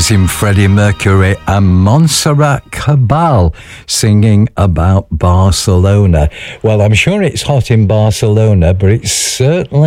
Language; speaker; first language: English; native; English